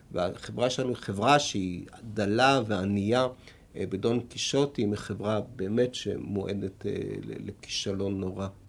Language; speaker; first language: Hebrew; native; Hebrew